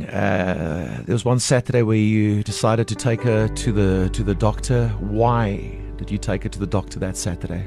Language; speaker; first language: English; non-native, local second language; Afrikaans